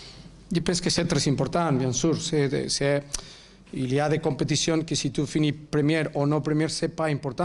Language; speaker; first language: French; non-native, fluent; Catalan